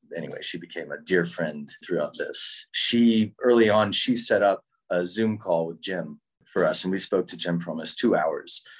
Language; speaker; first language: English; native; English